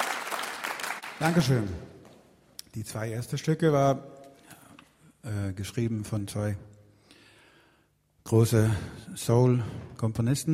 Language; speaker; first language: German; non-native, fluent; Swedish